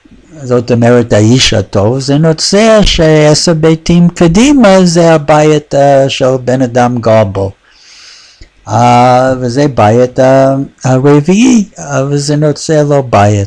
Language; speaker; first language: Hebrew; non-native, fluent; English